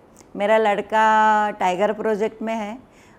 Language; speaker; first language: Hindi; non-native, local second language; Marathi